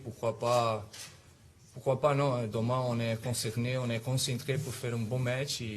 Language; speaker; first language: French; non-native, fluent; Italian